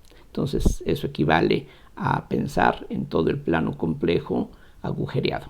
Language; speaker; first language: Spanish; native; Spanish